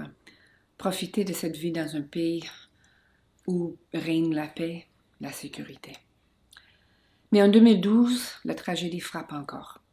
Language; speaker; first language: French; non-native, local second language; English